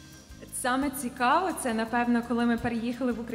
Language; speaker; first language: Ukrainian; non-native, fluent; English